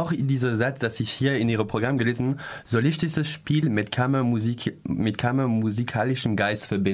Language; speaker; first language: German; non-native, learner; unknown